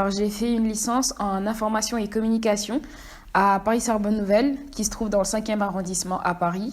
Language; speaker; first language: French; non-native, local second language; Wolof